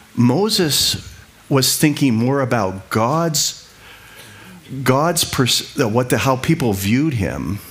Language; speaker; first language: English; native; English